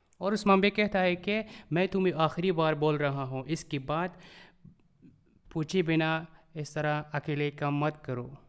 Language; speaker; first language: Urdu; non-native, learner; Turkish